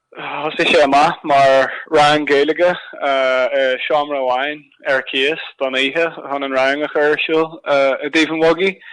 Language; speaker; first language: Irish; non-native, local second language; English